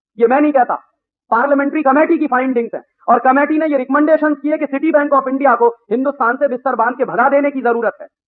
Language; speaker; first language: Hindi; native; Hindi